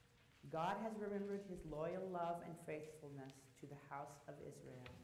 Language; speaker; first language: English; native; English